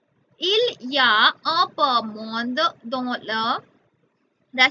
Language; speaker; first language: French; non-native, learner; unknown